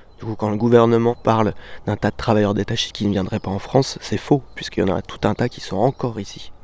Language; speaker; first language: French; native; French